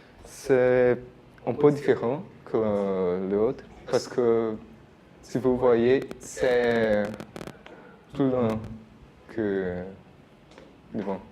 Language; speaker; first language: French; non-native, learner; Portuguese